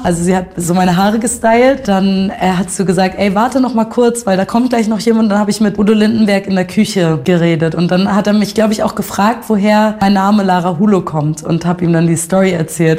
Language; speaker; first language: German; native; German